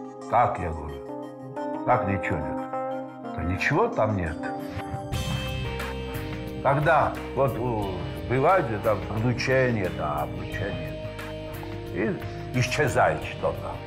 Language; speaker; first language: Russian; non-native, fluent; Georgian